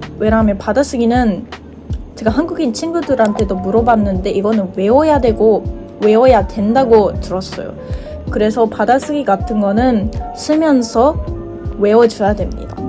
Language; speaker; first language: Korean; non-native, fluent; Japanese